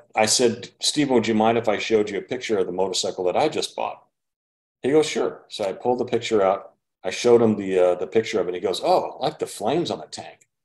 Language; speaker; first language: English; native; English